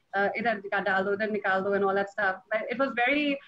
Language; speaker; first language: English; non-native, local second language; Punjabi